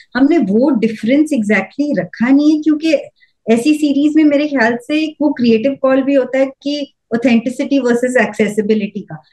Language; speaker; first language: Hindi; native; Hindi